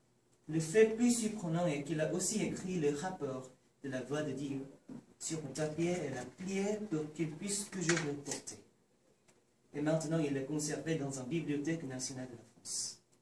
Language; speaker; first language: French; non-native, learner; Korean